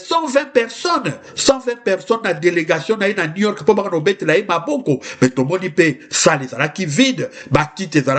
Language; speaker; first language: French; non-native, local second language; Lingala